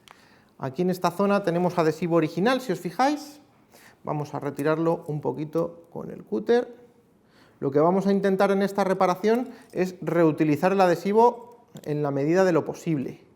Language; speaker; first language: Spanish; native; Spanish